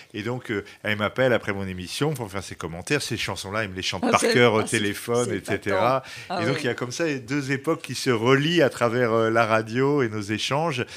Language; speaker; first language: French; native; French